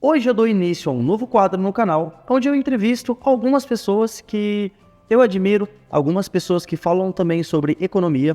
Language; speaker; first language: Portuguese; native; Portuguese